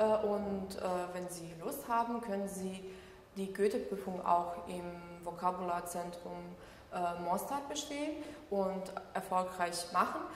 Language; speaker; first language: German; non-native, fluent; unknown